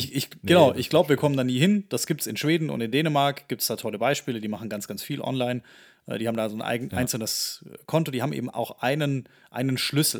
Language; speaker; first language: German; native; German